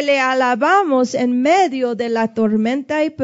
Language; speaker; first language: Spanish; non-native, fluent; English